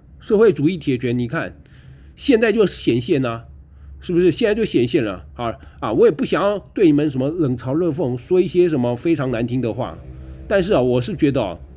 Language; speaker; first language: Chinese; native; Chinese